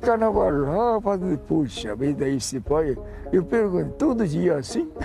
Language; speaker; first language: Portuguese; non-native, learner; Korean